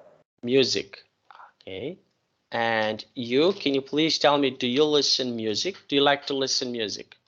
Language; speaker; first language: English; non-native, fluent; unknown